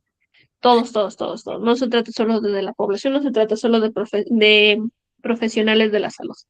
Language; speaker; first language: Spanish; native; Spanish